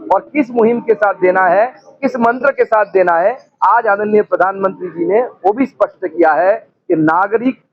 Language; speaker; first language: Hindi; non-native, local second language; Bangla